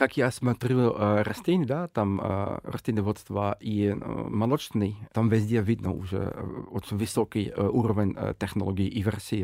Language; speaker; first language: Russian; non-native, fluent; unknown